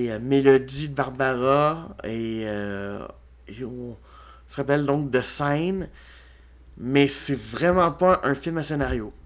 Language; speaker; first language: French; native; French